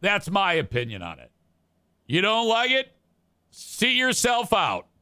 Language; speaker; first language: English; native; English